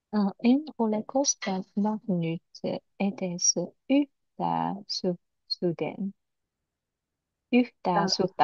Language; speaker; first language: Finnish; non-native, learner; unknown